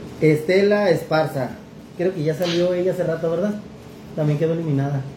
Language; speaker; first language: Spanish; native; Spanish